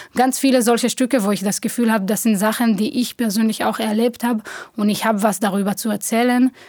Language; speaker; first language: German; non-native, fluent; Hebrew